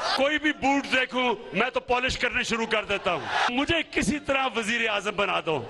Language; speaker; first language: Urdu; native; Urdu